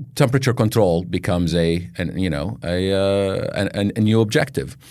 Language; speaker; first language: English; non-native, fluent; Arabic